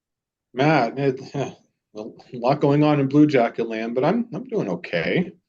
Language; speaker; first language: English; native; English